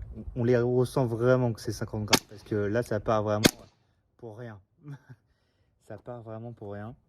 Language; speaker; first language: French; native; French